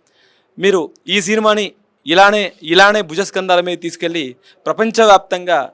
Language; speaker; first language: Telugu; native; Telugu